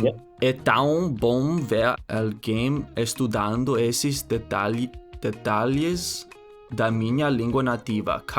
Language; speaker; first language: Portuguese; non-native, learner; English